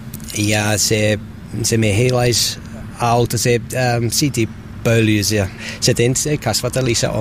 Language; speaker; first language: Finnish; non-native, learner; English